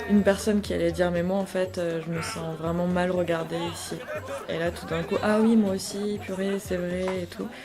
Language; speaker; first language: French; native; French